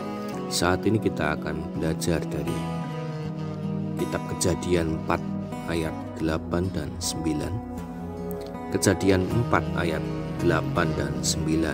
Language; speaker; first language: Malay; non-native, local second language; Javanese